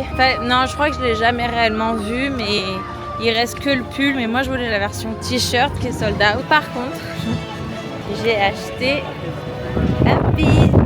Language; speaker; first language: French; native; French